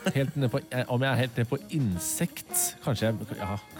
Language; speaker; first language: Norwegian; native; Norwegian